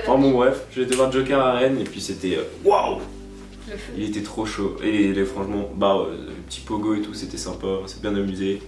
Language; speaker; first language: French; native; French